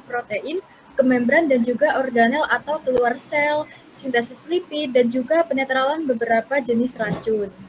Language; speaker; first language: Indonesian; native; Indonesian